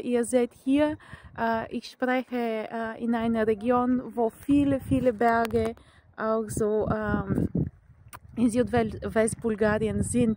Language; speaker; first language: German; non-native, fluent; Bulgarian